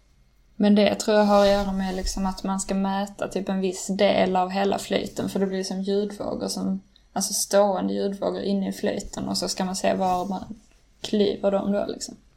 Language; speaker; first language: Swedish; native; Swedish